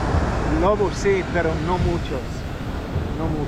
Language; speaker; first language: Spanish; non-native, learner; English